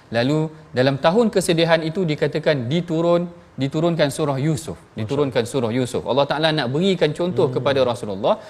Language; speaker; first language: Malay; native; Malay